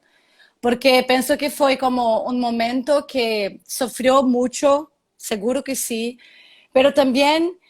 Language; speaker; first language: Spanish; non-native, learner; Portuguese